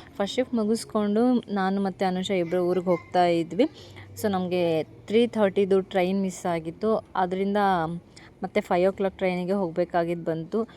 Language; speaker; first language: Kannada; non-native, local second language; Lambadi